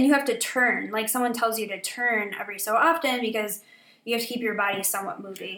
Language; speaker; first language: English; native; English